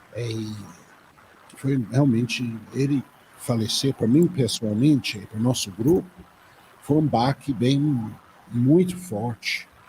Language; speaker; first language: Portuguese; non-native, fluent; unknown